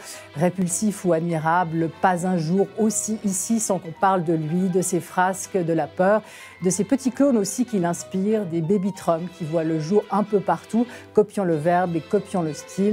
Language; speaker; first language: French; native; French